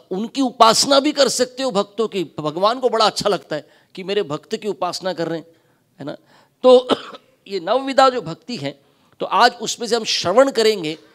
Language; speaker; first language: Hindi; non-native, local second language; Marathi